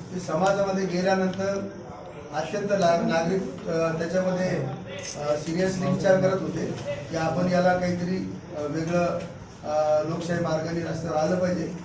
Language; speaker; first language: Marathi; native; Marathi